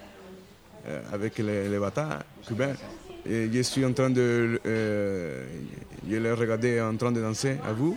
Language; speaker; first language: French; non-native, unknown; Spanish